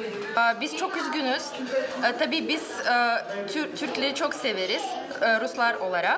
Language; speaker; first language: Turkish; non-native, fluent; Russian